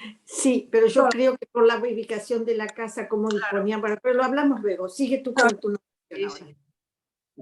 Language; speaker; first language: Spanish; native; Spanish